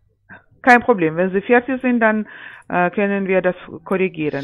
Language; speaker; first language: German; non-native, fluent; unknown